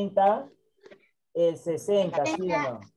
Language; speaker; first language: Spanish; native; Spanish